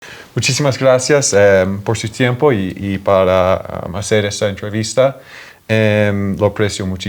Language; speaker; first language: Spanish; non-native, fluent; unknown